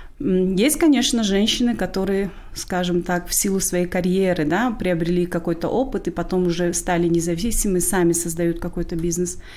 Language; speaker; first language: Russian; non-native, local second language; Tajik